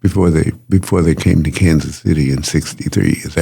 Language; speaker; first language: English; native; English